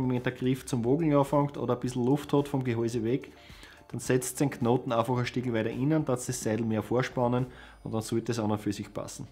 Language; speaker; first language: German; native; German